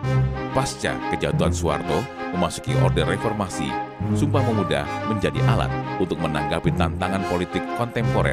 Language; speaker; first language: Indonesian; native; Indonesian